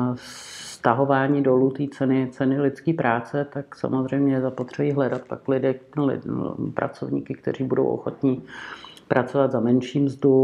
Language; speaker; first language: Czech; native; Czech